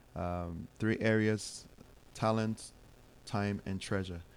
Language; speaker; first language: English; non-native, local second language; Akan